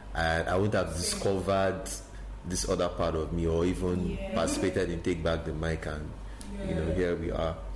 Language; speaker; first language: English; non-native, local second language; Igbo